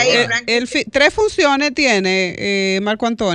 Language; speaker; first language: Spanish; native; Spanish